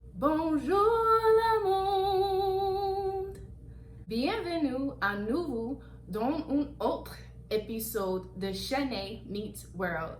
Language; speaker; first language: French; non-native, learner; English